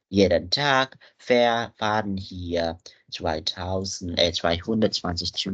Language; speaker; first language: German; non-native, fluent; Indonesian